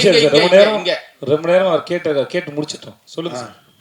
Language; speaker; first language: Tamil; native; Tamil